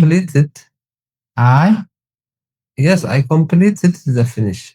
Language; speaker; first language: English; non-native, learner; Tigrinya